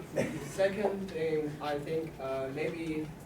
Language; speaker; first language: English; non-native, learner; Chinese